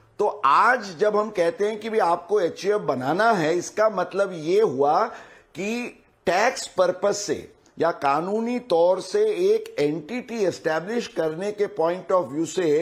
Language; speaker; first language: Hindi; non-native, local second language; Gujarati